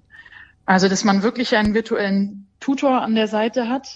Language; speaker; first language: German; native; German